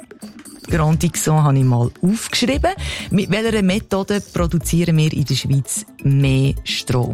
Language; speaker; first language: German; native; German